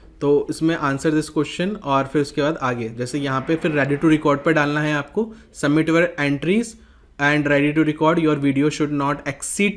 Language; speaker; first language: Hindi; native; Hindi